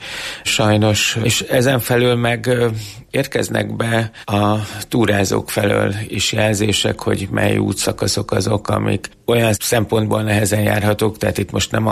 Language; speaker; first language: Hungarian; native; Hungarian